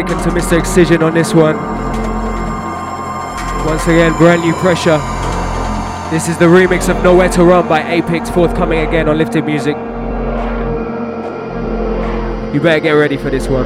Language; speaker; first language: English; native; English